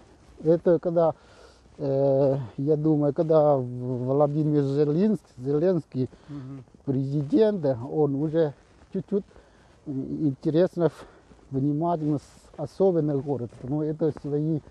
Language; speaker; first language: Russian; non-native, learner; Vietnamese